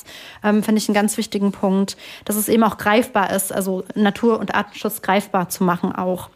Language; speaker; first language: German; native; German